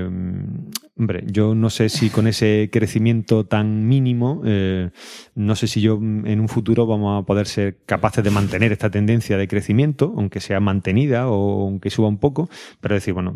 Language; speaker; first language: Spanish; native; Spanish